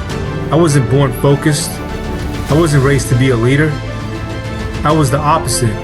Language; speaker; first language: English; native; English